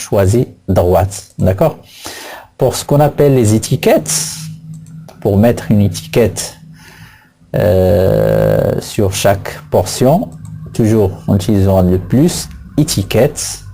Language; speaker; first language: French; non-native, local second language; Arabic